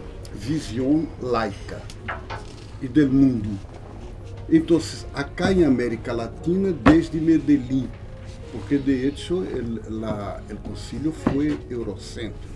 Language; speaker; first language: Spanish; non-native, local second language; Portuguese